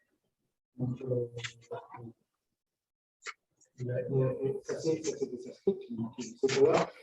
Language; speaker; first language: French; non-native, fluent; Spanish